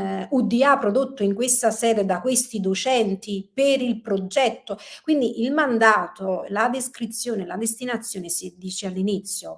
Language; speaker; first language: Italian; native; Italian